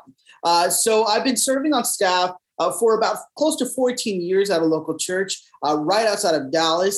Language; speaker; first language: English; native; English